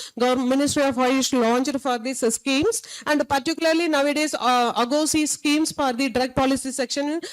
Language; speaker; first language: English; non-native, local second language; Tamil